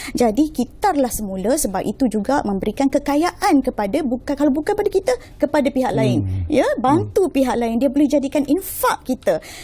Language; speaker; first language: Malay; native; Malay